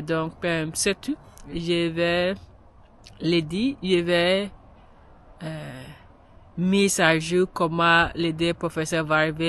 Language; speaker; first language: French; non-native, learner; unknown